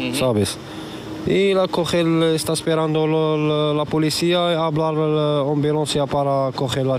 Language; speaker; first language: Spanish; non-native, learner; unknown